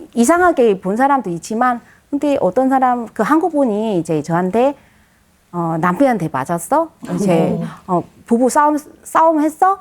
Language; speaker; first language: Korean; non-native, fluent; Vietnamese